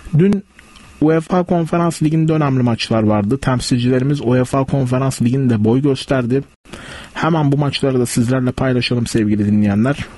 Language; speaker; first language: Turkish; native; Turkish